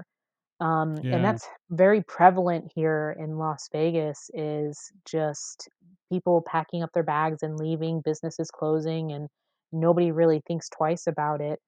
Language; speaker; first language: English; native; English